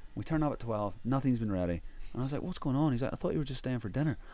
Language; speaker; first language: English; native; English